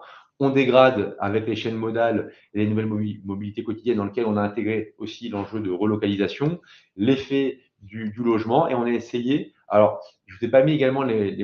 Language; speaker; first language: French; native; French